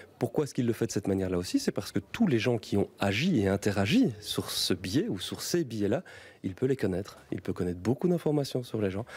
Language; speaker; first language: French; native; French